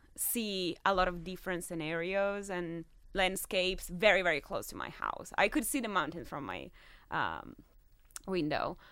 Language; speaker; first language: English; non-native, fluent; Italian